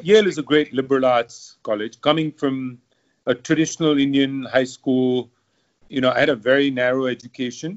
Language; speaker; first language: English; non-native, local second language; Hindi